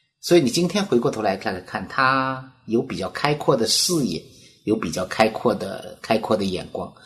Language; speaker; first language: Chinese; native; Chinese